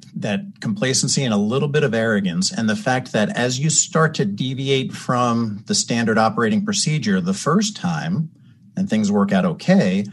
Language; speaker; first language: English; native; English